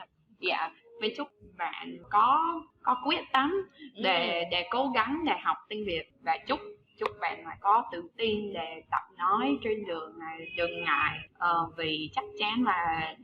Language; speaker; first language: Vietnamese; non-native, fluent; English